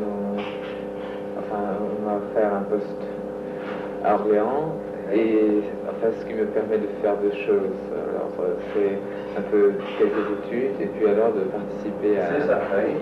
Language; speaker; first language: French; non-native, fluent; English